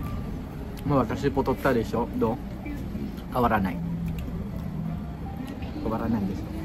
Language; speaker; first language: Japanese; non-native, learner; Filipino